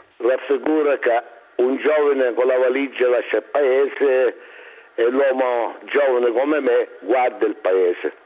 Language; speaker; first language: Italian; native; Italian